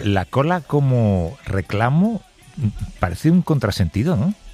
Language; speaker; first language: Spanish; native; Spanish